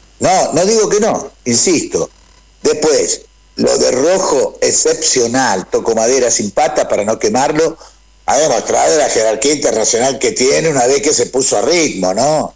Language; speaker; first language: Spanish; native; Spanish